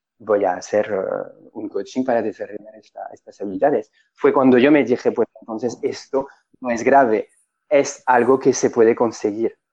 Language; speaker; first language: Spanish; non-native, fluent; French